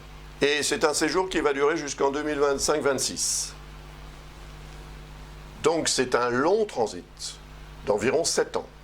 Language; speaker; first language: French; native; French